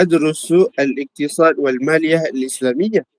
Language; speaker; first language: Arabic; non-native, learner; Malay